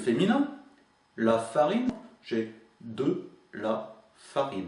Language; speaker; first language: French; native; French